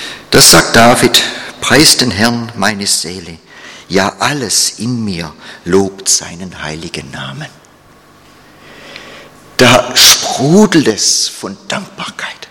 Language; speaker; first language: German; non-native, fluent; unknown